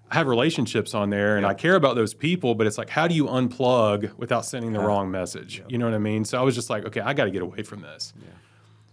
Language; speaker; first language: English; native; English